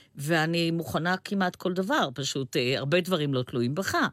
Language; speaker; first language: Hebrew; native; Hebrew